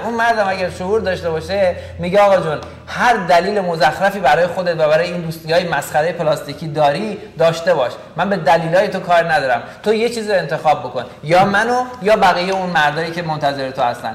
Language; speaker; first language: Persian; native; Persian